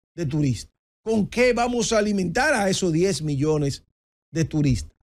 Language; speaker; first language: Spanish; native; Spanish